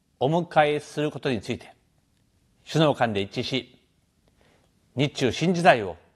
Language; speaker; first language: Japanese; native; Japanese